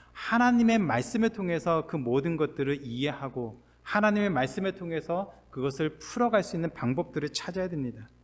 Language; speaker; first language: Korean; native; Korean